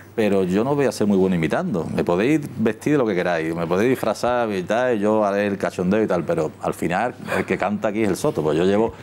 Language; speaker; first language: Spanish; native; Spanish